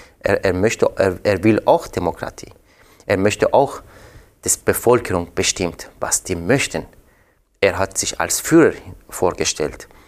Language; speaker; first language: German; non-native, fluent; Persian